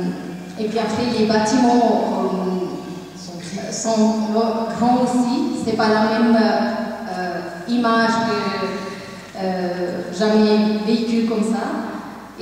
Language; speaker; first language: French; non-native, learner; Tamil